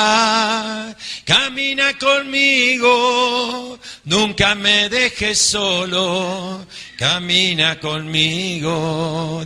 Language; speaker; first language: Spanish; native; Spanish